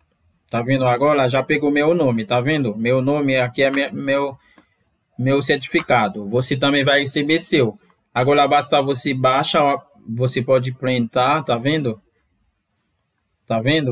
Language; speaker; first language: Portuguese; non-native, fluent; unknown